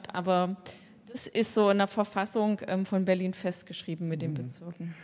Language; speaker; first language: German; native; German